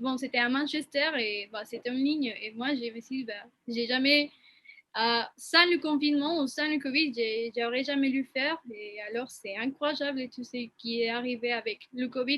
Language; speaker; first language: French; non-native, fluent; Spanish